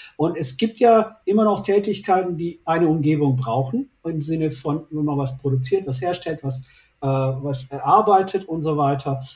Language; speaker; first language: German; early bilingual, other home language; Turkish